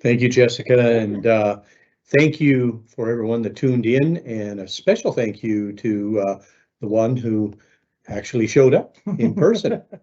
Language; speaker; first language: English; native; English